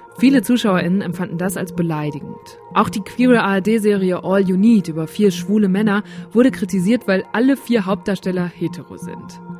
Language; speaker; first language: German; native; German